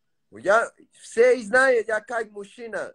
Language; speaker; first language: Russian; non-native, learner; Tajik